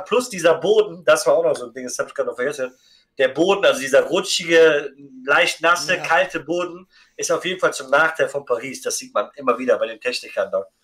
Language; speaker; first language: German; native; German